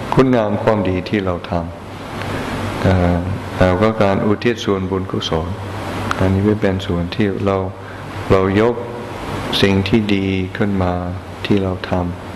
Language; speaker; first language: Thai; non-native, fluent; English